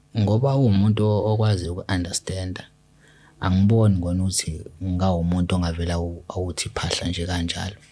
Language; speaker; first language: Zulu; native; Zulu